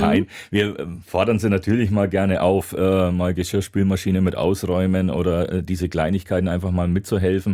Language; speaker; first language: German; native; German